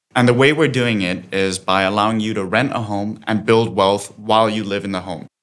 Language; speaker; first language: English; non-native, fluent; German